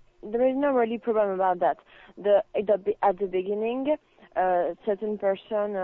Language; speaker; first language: English; non-native, learner; French